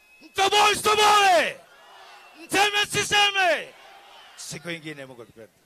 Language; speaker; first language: Swahili; native; Swahili